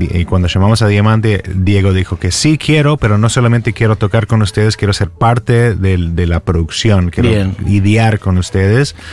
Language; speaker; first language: Spanish; non-native, fluent; English